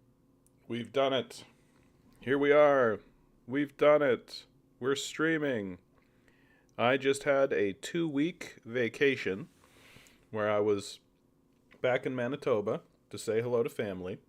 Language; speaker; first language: English; native; English